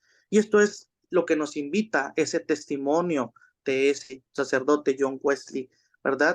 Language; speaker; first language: Spanish; native; Spanish